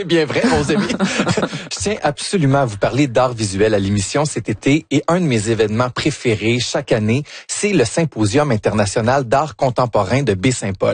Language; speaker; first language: French; native; French